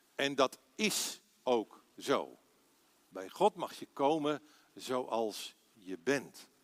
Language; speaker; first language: Dutch; native; Dutch